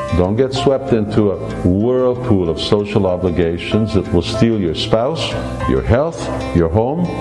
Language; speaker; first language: English; early bilingual, other home language; Hungarian